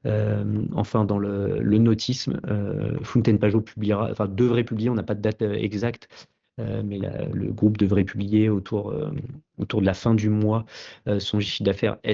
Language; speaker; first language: French; native; French